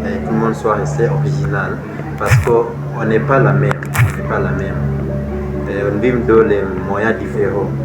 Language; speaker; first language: French; non-native, fluent; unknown